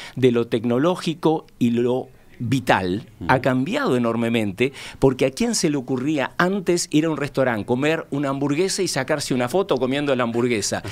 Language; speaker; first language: Spanish; native; Spanish